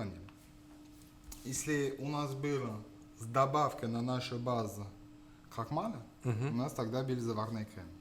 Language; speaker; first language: Russian; non-native, fluent; French